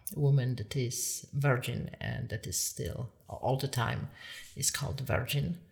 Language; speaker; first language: English; non-native, fluent; Polish